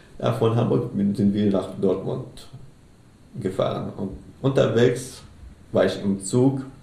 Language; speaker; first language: German; non-native, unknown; Arabic